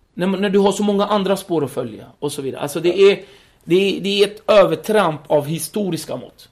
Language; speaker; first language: Swedish; early bilingual, other home language; Kurdish